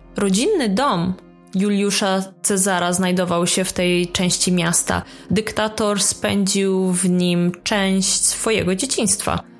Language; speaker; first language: Polish; early bilingual, heritage; Italian